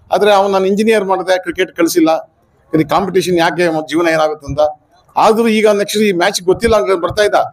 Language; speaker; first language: Kannada; native; Kannada